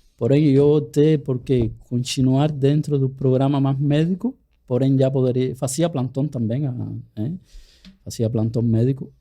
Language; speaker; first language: Portuguese; non-native, fluent; Spanish